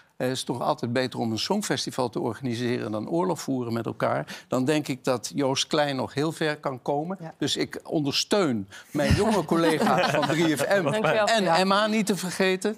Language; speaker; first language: Dutch; native; Dutch